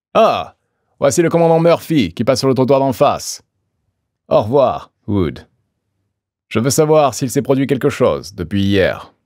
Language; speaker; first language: French; native; French